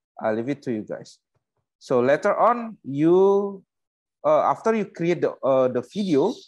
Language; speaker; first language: English; non-native, learner; Indonesian